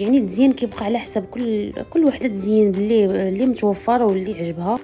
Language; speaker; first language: Arabic; native; Arabic